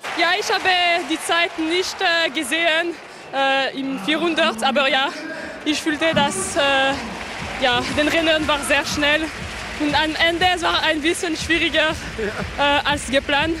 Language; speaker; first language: German; non-native, local second language; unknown